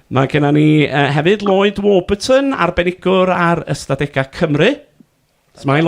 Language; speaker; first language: Welsh; native; Welsh